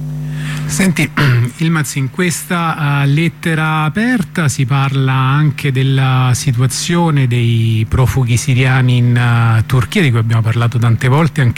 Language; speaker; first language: Italian; native; Italian